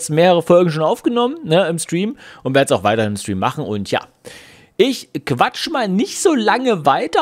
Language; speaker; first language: German; native; German